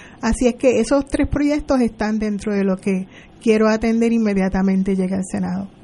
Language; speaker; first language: Spanish; native; Spanish